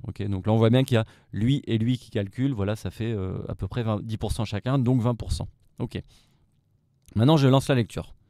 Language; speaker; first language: French; native; French